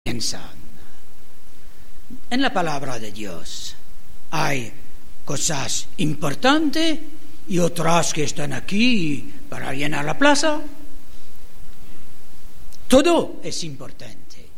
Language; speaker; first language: Spanish; non-native, fluent; French